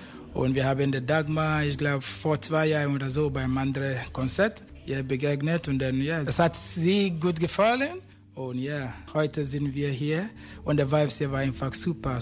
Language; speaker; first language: German; non-native, fluent; Akan